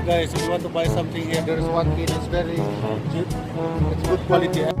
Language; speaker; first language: English; non-native, learner; Filipino